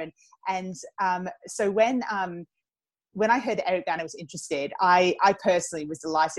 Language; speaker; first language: English; native; English